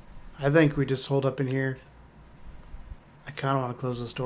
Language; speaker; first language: English; native; English